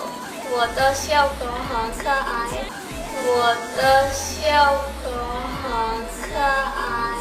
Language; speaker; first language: Chinese; non-native, learner; Korean